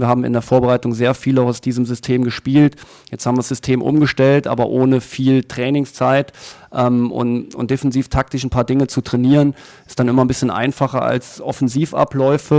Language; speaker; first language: German; native; German